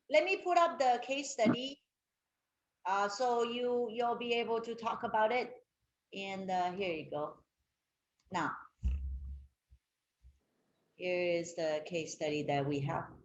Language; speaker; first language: English; non-native, fluent; Chinese